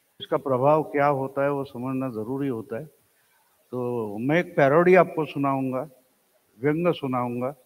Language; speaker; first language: Hindi; non-native, local second language; Marathi